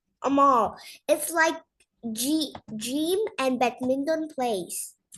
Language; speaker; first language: English; non-native, learner; Indonesian